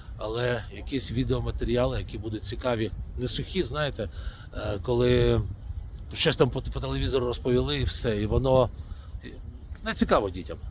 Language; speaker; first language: Ukrainian; non-native, local second language; Russian